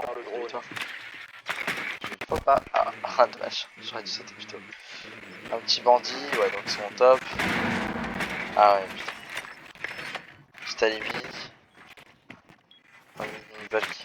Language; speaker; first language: French; native; French